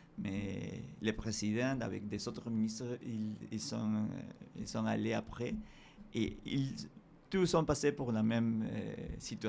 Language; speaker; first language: French; non-native, fluent; Spanish